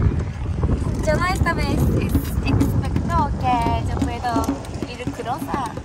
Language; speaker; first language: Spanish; non-native, learner; Japanese